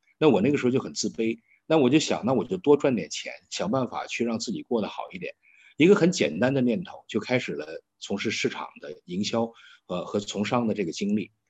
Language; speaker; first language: Chinese; native; Chinese